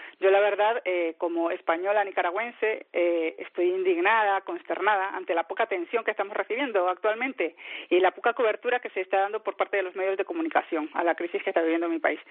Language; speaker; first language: Spanish; native; Spanish